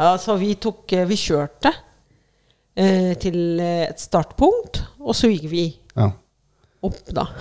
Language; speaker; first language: Norwegian; non-native, fluent; Arabic